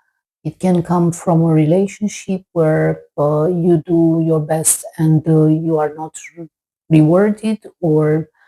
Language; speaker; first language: English; non-native, fluent; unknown